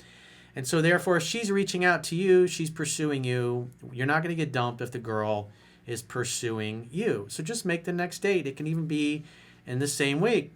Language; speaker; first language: English; native; English